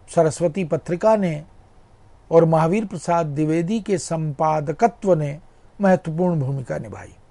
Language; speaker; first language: Hindi; native; Hindi